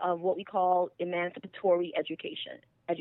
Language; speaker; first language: English; native; English